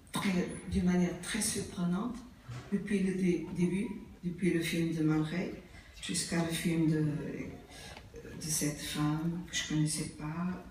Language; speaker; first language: French; non-native, fluent; Portuguese